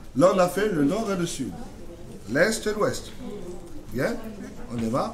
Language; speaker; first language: French; native; French